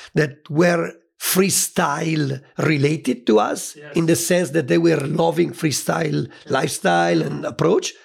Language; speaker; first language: English; non-native, fluent; Italian